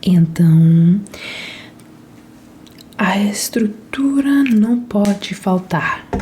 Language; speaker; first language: Portuguese; non-native, fluent; Italian